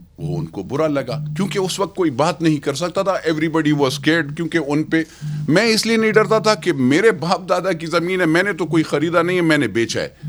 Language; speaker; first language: Urdu; non-native, local second language; Pashto